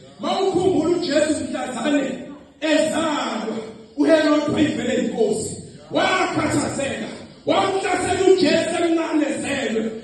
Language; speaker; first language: Zulu; native; Zulu